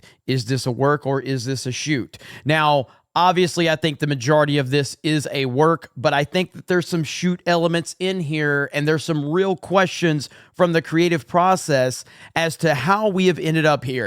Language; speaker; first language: English; native; English